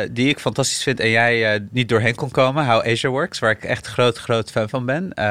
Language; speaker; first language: Dutch; early bilingual, other home language; Arabic